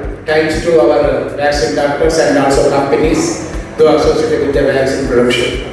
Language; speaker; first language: English; non-native, local second language; Telugu